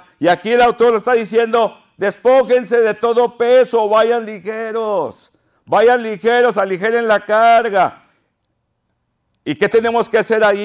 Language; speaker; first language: Spanish; native; Spanish